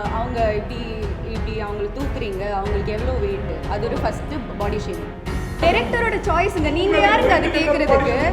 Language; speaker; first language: Tamil; non-native, local second language; Malayalam